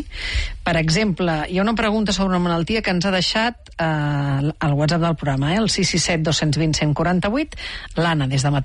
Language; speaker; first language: Catalan; native; Catalan